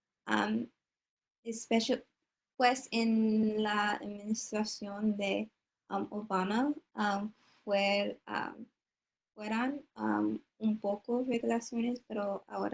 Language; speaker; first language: Spanish; non-native, learner; English